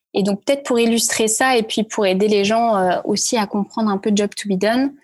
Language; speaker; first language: French; native; French